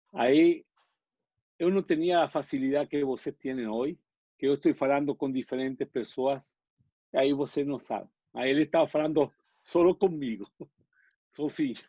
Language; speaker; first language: Portuguese; non-native, learner; Spanish